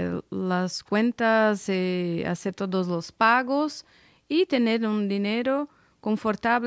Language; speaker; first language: Spanish; non-native, fluent; Portuguese